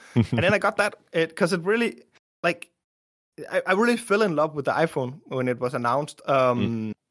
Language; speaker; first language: English; non-native, fluent; Danish